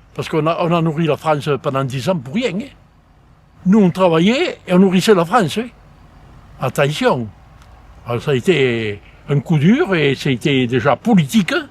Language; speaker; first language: French; native; French